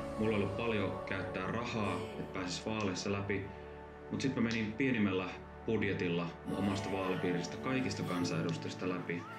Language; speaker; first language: Finnish; native; Finnish